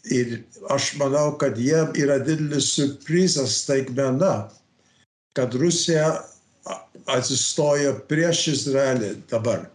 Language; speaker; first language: Lithuanian; early bilingual, heritage; Lithuanian